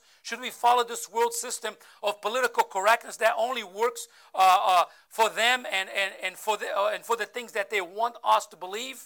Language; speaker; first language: English; non-native, fluent; Portuguese